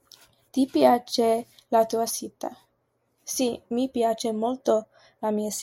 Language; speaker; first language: Italian; non-native, learner; English